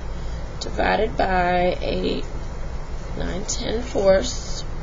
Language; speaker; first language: English; native; English